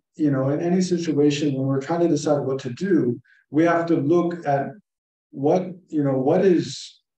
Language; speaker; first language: English; native; English